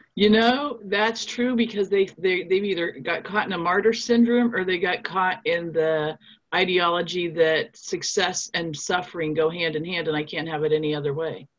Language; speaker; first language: English; non-native, fluent; German